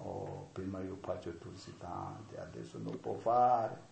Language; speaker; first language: Italian; non-native, learner; Tibetan